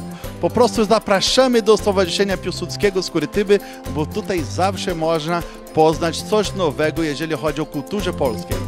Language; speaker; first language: Polish; early bilingual, heritage; Portuguese